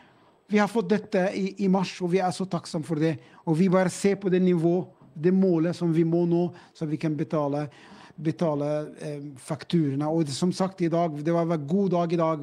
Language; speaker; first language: Norwegian; non-native, fluent; Arabic